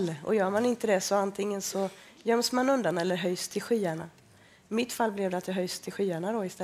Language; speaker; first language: Swedish; native; Swedish